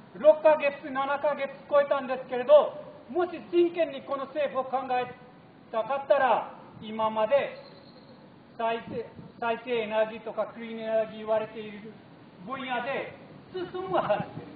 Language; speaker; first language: Japanese; non-native, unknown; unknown